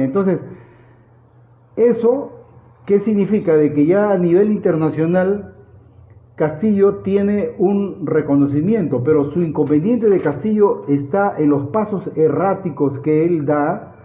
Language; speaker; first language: Spanish; native; Spanish